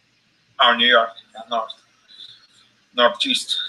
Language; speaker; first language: English; non-native, fluent; Russian